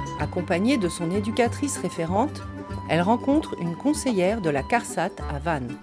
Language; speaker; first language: French; native; French